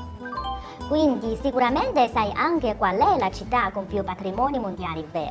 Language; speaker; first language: Italian; non-native, fluent; Chinese